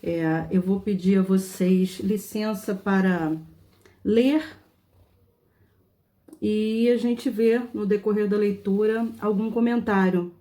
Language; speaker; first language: Portuguese; native; Portuguese